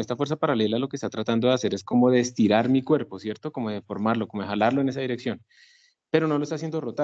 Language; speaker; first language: Spanish; native; Spanish